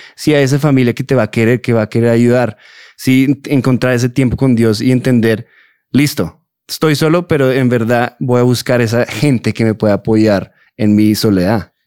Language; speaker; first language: Spanish; early bilingual, heritage; Spanish